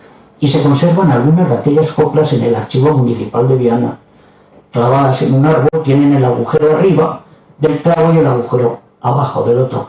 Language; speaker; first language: Spanish; native; Spanish